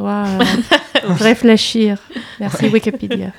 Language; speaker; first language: French; non-native, fluent; English